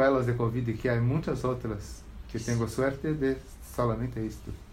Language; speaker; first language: Spanish; non-native, learner; Portuguese